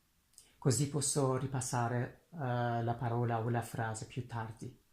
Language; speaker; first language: Italian; non-native, fluent; Persian